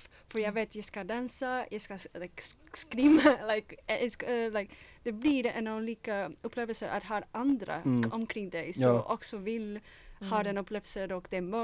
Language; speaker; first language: Swedish; non-native, fluent; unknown